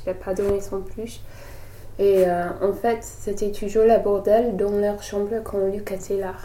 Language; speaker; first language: French; non-native, learner; English